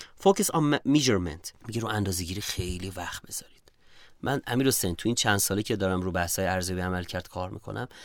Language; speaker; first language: Persian; native; Persian